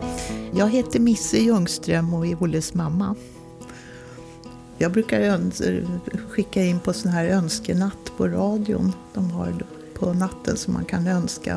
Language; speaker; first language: Swedish; native; Swedish